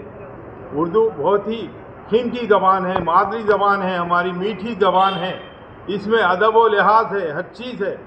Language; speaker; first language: Urdu; native; Urdu